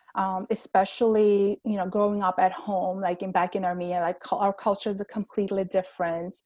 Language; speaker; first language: English; non-native, fluent; Armenian